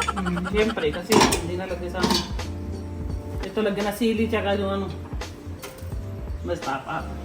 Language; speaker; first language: Filipino; non-native, learner; Punjabi